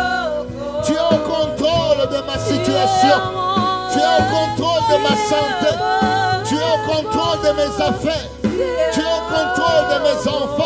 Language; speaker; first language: French; non-native, local second language; Lingala